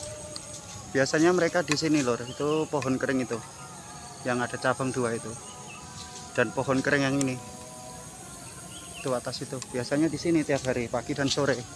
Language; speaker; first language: Indonesian; non-native, local second language; Javanese